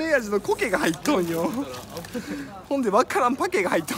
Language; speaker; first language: Japanese; native; Japanese